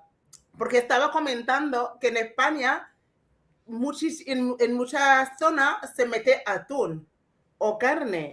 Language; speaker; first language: Spanish; non-native, fluent; English